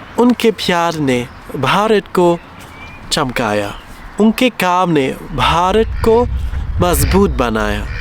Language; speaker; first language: Hindi; non-native, learner; German